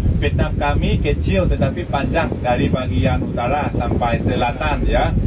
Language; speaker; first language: Indonesian; non-native, learner; Vietnamese